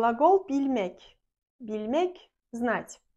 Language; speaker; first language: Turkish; non-native, fluent; Russian